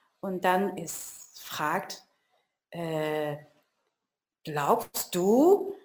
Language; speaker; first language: German; non-native, learner; Chinese